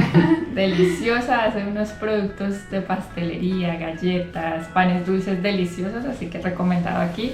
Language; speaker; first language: Spanish; native; Spanish